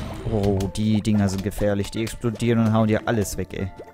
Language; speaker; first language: German; native; German